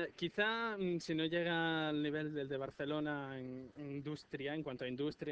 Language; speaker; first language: Spanish; native; Spanish